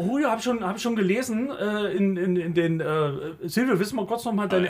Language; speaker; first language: German; native; German